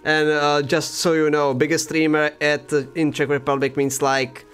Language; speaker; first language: English; non-native, fluent; Czech